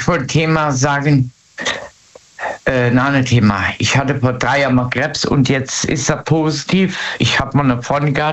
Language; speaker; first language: German; native; German